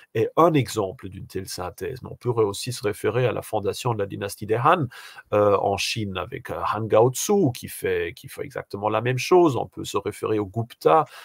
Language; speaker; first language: French; native; French